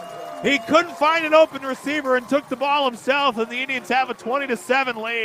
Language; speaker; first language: English; native; English